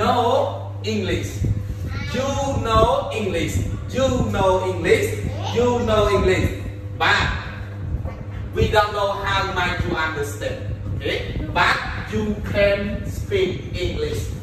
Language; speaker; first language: English; non-native, learner; Khmer